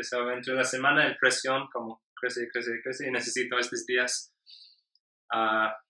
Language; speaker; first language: Spanish; non-native, learner; English